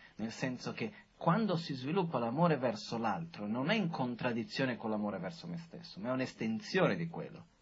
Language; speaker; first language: Italian; non-native, fluent; Portuguese